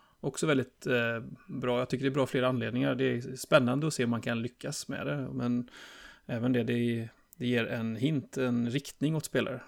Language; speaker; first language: Swedish; native; Swedish